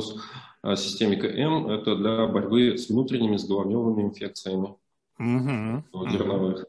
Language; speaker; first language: Russian; native; Russian